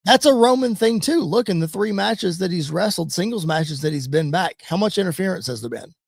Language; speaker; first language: English; native; English